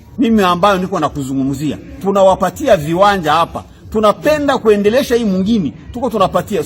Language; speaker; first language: Swahili; non-native, local second language; Kinyarwanda